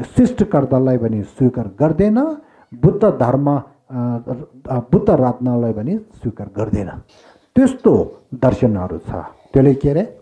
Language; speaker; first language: Nepali; non-native, local second language; Tibetan